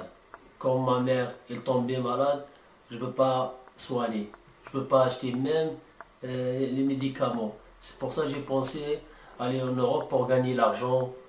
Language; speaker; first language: French; non-native, learner; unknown